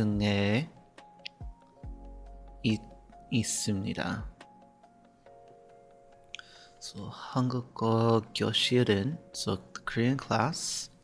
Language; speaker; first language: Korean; non-native, learner; English